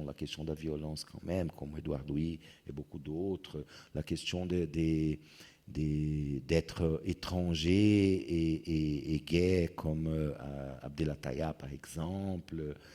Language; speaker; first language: French; non-native, fluent; Portuguese